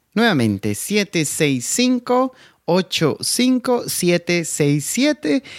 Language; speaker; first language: Spanish; native; Spanish